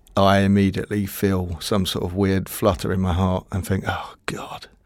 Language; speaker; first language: English; native; English